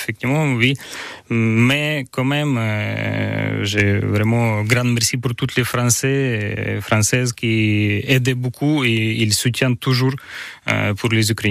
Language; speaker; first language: French; non-native, learner; Ukrainian